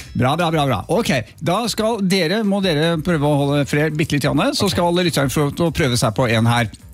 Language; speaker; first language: Norwegian; early bilingual, other home language; German